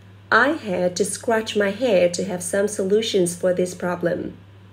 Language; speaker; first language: English; non-native, fluent; Vietnamese